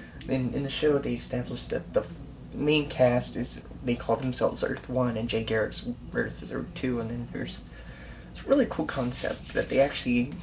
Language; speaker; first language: English; native; English